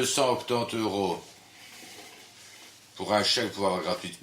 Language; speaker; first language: French; native; French